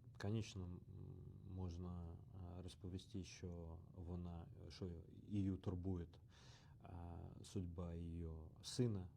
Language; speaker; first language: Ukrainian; non-native, learner; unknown